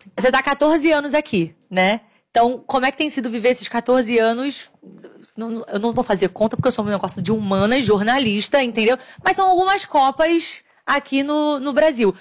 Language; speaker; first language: Portuguese; native; Portuguese